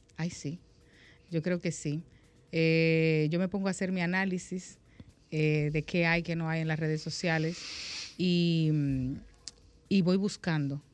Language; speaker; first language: Spanish; native; Spanish